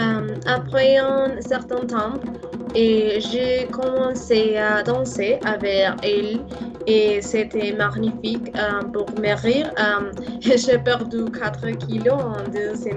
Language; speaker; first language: French; non-native, learner; Spanish